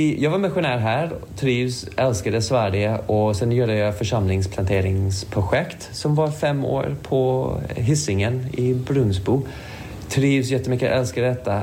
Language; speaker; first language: Swedish; non-native, fluent; English